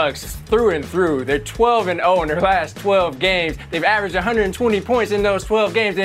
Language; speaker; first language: English; native; English